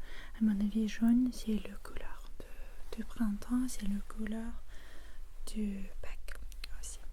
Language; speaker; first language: French; non-native, fluent; English